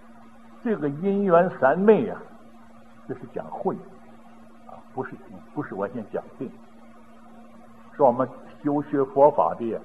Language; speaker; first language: Chinese; native; Chinese